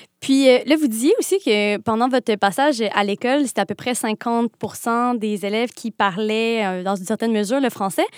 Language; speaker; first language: French; native; French